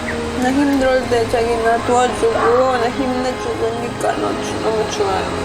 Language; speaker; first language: Korean; non-native, learner; Spanish